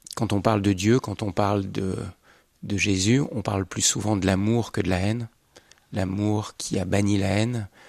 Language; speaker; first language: French; native; French